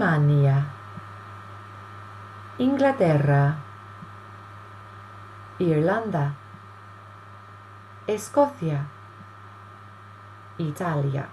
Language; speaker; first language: Spanish; non-native, fluent; English